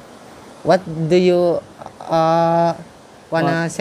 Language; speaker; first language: English; non-native, learner; Indonesian